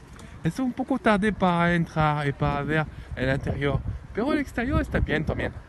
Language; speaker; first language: Spanish; non-native, learner; French